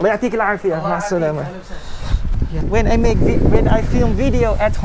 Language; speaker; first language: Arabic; non-native, learner; Thai